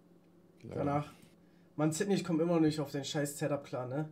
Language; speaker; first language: German; native; German